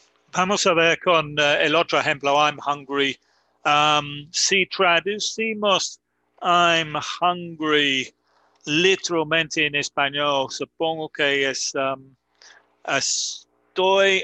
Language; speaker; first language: Spanish; non-native, fluent; English